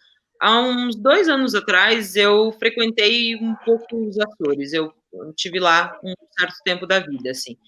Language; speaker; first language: Portuguese; native; Portuguese